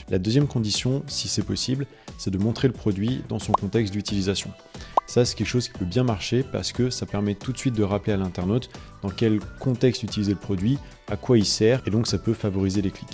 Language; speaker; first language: French; native; French